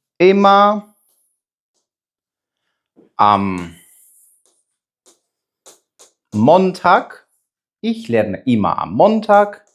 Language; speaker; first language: German; non-native, fluent; Ukrainian